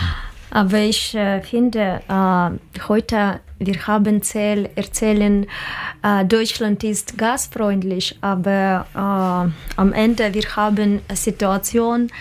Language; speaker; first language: German; non-native, learner; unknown